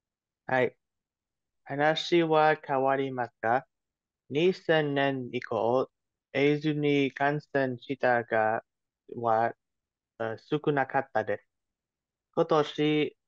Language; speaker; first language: Japanese; non-native, learner; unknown